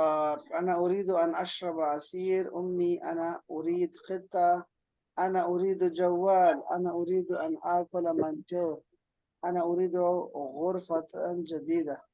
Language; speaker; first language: Arabic; non-native, fluent; Urdu